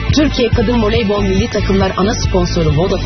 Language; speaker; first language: Turkish; native; Turkish